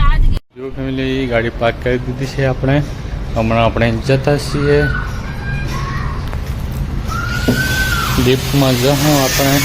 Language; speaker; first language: Gujarati; non-native, local second language; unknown